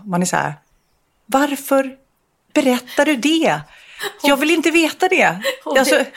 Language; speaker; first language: Swedish; native; Swedish